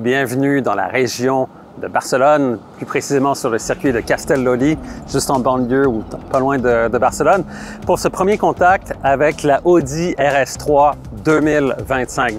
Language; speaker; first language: French; native; French